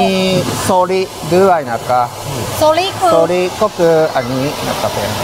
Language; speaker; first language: Thai; non-native, learner; Japanese